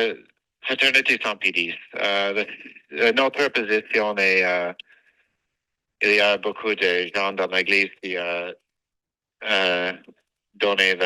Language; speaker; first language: French; non-native, fluent; English